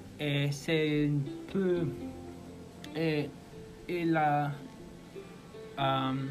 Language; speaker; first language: French; non-native, learner; English